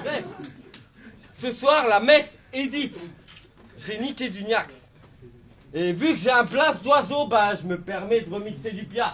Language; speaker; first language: French; native; French